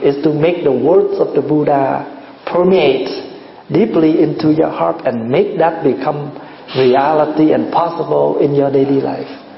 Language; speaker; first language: English; non-native, fluent; Vietnamese